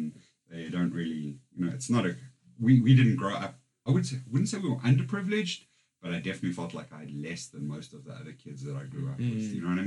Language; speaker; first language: English; native; English